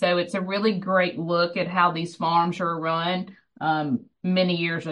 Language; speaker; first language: English; native; English